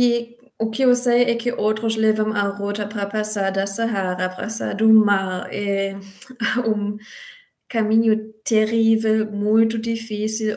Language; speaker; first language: Portuguese; non-native, fluent; German